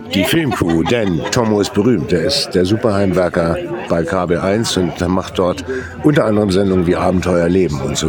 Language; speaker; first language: German; native; German